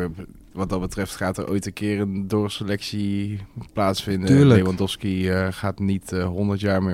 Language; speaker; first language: Dutch; native; Dutch